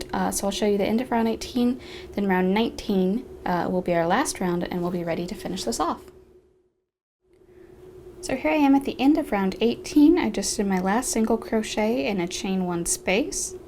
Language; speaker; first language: English; native; English